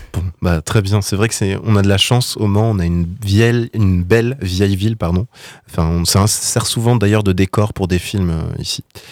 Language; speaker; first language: French; native; French